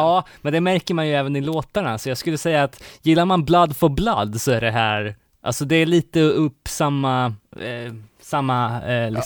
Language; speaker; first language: Swedish; native; Swedish